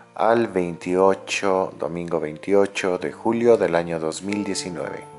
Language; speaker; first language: Spanish; native; Spanish